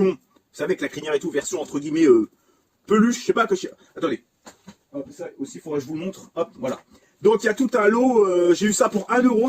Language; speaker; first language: French; native; French